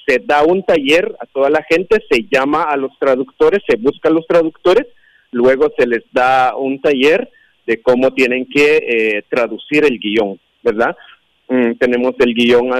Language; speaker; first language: Spanish; non-native, local second language; Kaqchikel